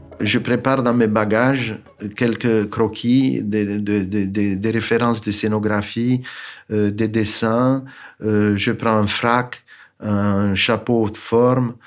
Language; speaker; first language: French; non-native, fluent; Romanian